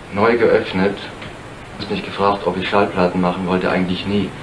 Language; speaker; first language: German; native; German